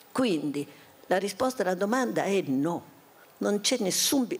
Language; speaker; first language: Italian; native; Italian